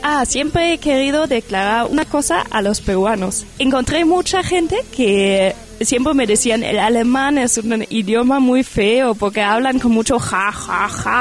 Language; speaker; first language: Spanish; non-native, fluent; German